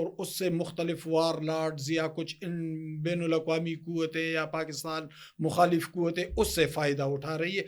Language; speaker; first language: Urdu; native; Urdu